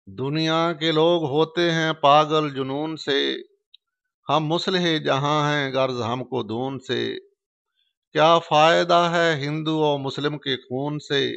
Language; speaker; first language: Urdu; non-native, local second language; Punjabi